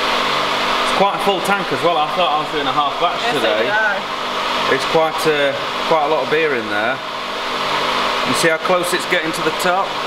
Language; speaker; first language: English; native; English